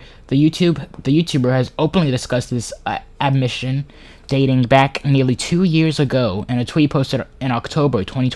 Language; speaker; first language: English; native; English